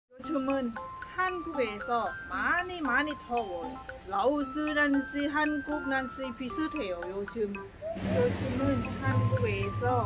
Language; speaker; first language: Korean; non-native, learner; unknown